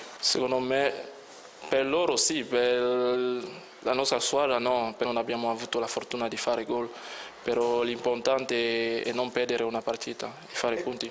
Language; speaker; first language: Italian; non-native, fluent; French